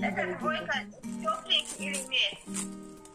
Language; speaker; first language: Russian; non-native, learner; Tajik